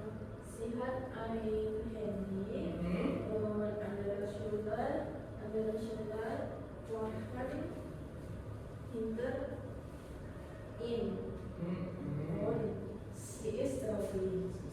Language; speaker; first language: German; non-native, learner; Indonesian